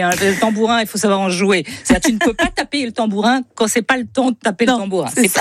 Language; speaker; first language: French; native; French